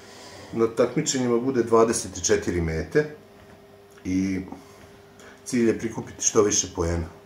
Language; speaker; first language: Serbian; native; Serbian